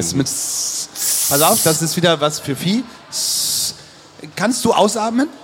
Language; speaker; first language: German; native; German